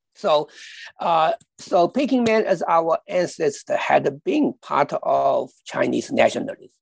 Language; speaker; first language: English; non-native, fluent; Chinese